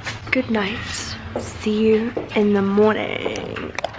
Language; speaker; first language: English; early bilingual, other home language; Persian